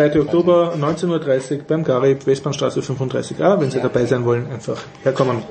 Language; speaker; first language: German; native; German